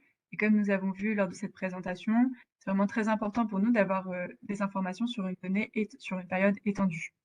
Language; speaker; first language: French; native; French